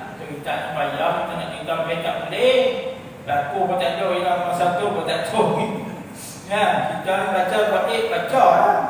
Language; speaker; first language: Malay; native; Malay